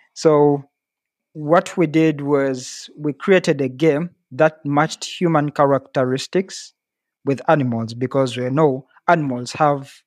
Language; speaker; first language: English; non-native, local second language; Ganda